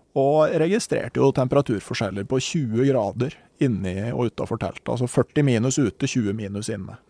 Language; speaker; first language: Norwegian; native; Norwegian